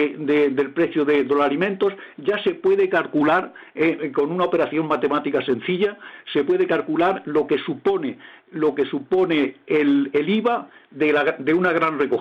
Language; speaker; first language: Spanish; native; Spanish